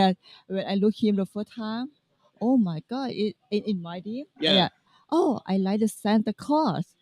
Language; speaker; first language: English; non-native, learner; Thai